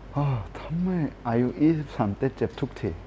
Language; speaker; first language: Thai; non-native, learner; Korean